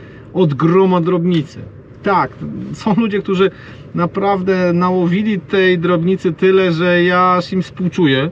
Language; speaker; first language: Polish; native; Polish